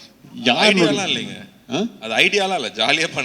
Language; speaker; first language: Tamil; native; Tamil